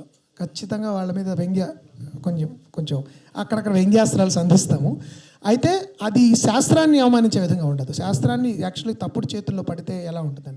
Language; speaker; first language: Telugu; native; Telugu